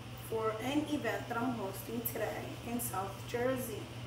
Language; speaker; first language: English; early bilingual, other home language; Spanish